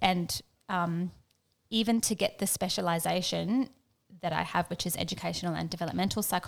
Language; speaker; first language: English; native; English